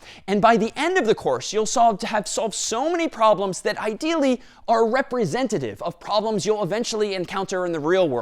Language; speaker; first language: English; native; English